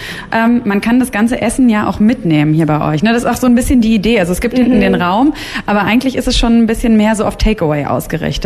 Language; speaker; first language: German; native; German